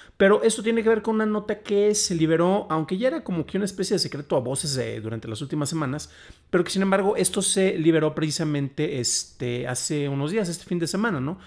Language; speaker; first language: Spanish; native; Spanish